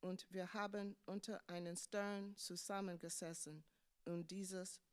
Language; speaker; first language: German; non-native, fluent; English